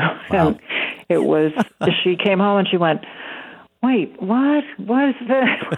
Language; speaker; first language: English; native; English